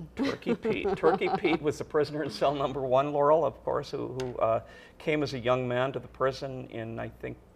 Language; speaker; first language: English; native; English